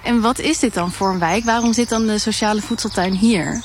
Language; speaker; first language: Dutch; native; Dutch